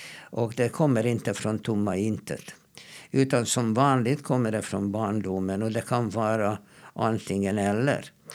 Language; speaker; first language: Swedish; non-native, fluent; Hungarian